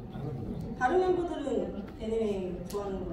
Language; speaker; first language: Korean; early bilingual, heritage; English